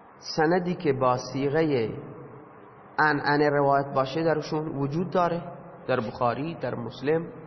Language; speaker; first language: Persian; non-native, local second language; Baluchi